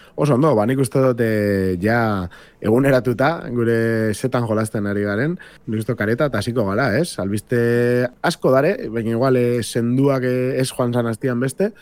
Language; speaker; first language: Basque; native; Basque